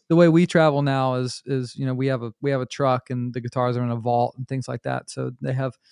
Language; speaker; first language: English; native; English